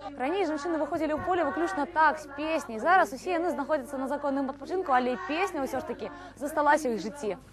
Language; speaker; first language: Belarusian; native; Belarusian